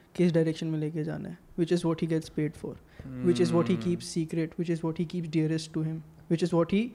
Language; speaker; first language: Hindi; native; Hindi